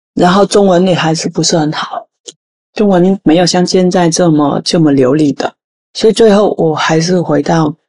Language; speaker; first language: Chinese; non-native, fluent; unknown